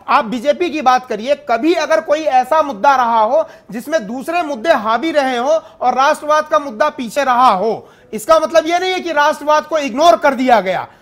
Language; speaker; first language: Hindi; native; Hindi